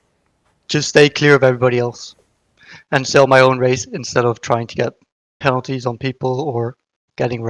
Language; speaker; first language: English; non-native, fluent; Danish